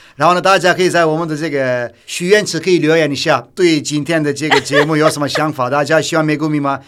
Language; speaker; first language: Chinese; non-native, fluent; Turkish